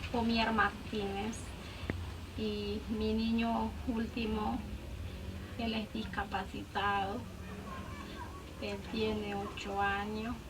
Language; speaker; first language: Spanish; non-native, local second language; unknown